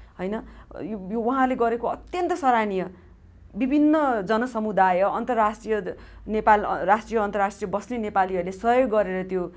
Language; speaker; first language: Nepali; native; Nepali